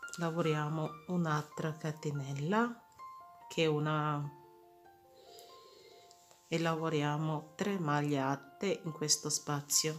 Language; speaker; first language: Italian; non-native, fluent; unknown